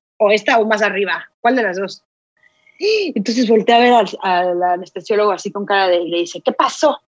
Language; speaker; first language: Spanish; native; Spanish